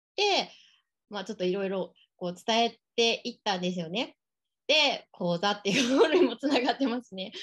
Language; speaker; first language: Japanese; early bilingual, other home language; English